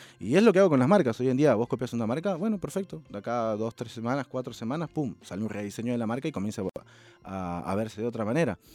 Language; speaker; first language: Spanish; native; Spanish